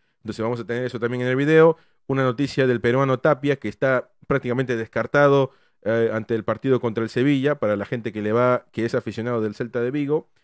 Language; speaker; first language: Spanish; native; Spanish